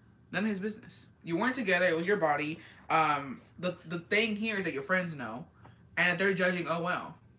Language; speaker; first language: English; early bilingual, other home language; Spanish